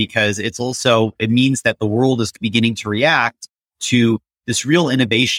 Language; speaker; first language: English; native; English